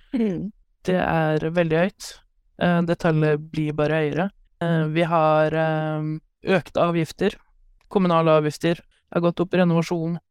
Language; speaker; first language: Norwegian; native; Norwegian